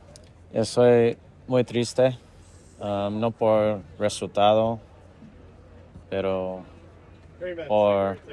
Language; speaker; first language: Spanish; non-native, fluent; English